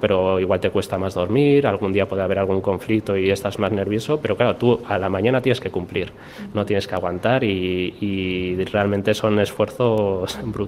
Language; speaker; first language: Spanish; native; Spanish